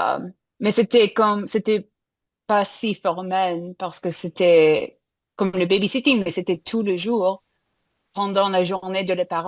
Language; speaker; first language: French; non-native, fluent; English